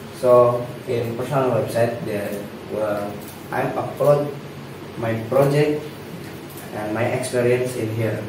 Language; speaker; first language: English; non-native, learner; Indonesian